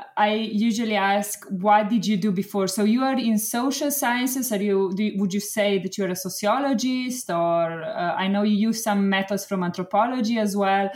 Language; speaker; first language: English; non-native, fluent; Slovenian